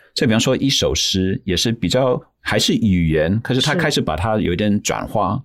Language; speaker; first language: Chinese; non-native, fluent; English